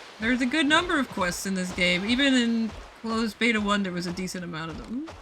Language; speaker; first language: English; native; English